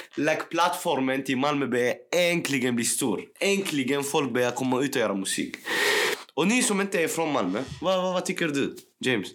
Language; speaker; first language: Swedish; native; Swedish